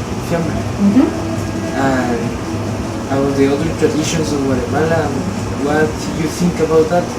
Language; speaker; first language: English; non-native, learner; Spanish